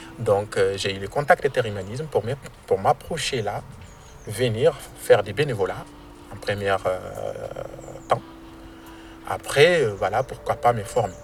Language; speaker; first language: French; non-native, local second language; Tamasheq